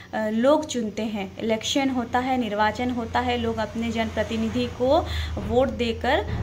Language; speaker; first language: Hindi; native; Hindi